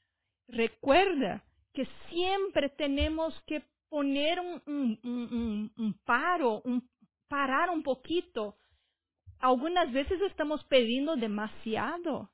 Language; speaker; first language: Spanish; non-native, fluent; Portuguese